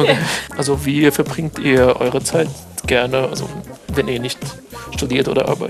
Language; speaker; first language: German; non-native, fluent; Arabic